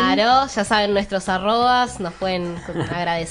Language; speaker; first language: Spanish; native; Spanish